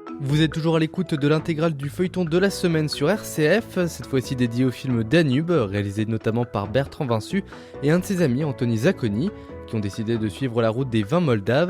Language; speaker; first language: French; native; French